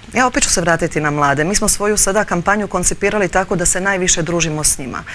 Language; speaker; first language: Croatian; early bilingual, heritage; Croatian